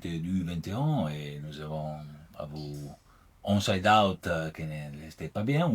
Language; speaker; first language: French; non-native, learner; Italian